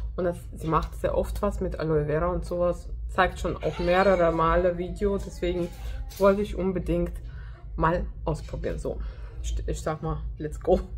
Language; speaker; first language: German; non-native, fluent; Russian